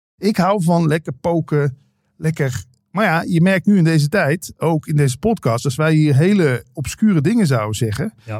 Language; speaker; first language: Dutch; native; Dutch